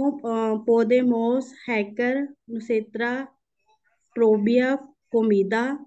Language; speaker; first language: Spanish; non-native, learner; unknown